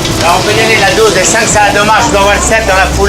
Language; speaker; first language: French; native; French